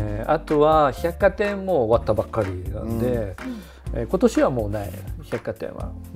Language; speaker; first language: Japanese; non-native, fluent; French